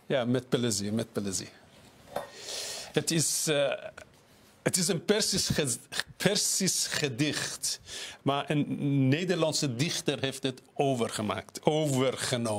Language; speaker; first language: Dutch; non-native, fluent; Persian